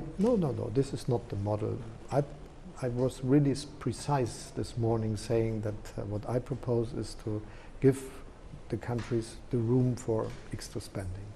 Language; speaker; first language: English; non-native, fluent; German